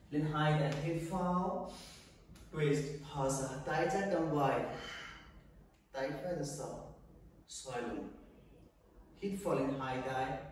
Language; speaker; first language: Vietnamese; non-native, learner; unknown